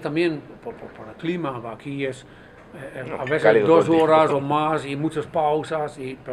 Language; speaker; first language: Spanish; non-native, fluent; Dutch